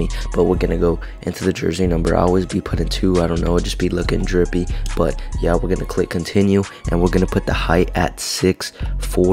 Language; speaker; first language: English; native; English